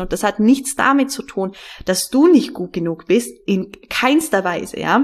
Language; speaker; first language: German; native; German